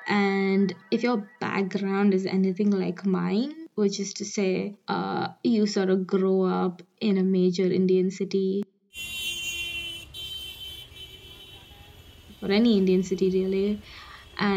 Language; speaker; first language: English; non-native, local second language; Hindi